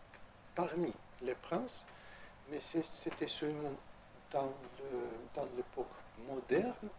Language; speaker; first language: French; non-native, fluent; Russian